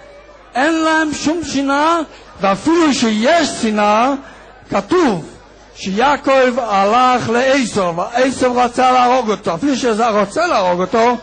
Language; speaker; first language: Hebrew; non-native, fluent; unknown